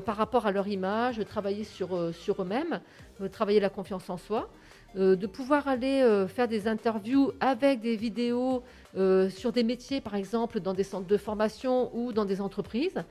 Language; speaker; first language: French; native; French